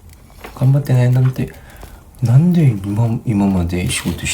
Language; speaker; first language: Japanese; non-native, fluent; Korean